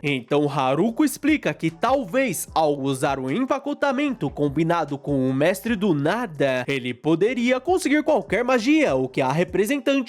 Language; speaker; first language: Portuguese; native; Portuguese